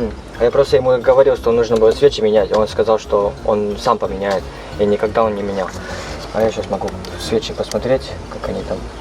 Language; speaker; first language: Russian; early bilingual, heritage; Russian